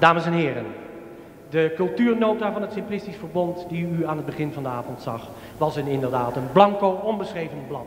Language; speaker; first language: Dutch; native; Dutch